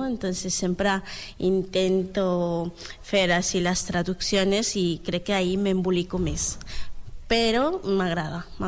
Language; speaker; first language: Catalan; non-native, learner; Spanish